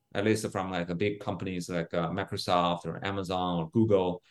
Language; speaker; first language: English; non-native, fluent; Chinese